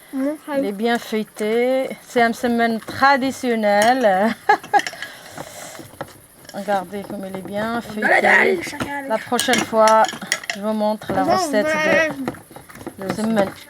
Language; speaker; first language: French; non-native, fluent; Arabic